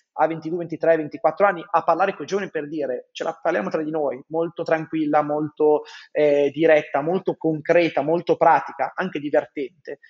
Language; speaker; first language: Italian; native; Italian